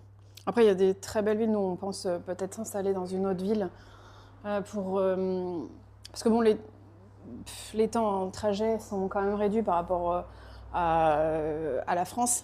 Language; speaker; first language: French; native; French